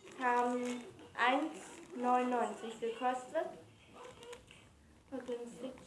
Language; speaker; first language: German; native; German